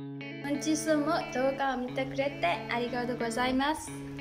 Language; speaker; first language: Japanese; non-native, learner; Burmese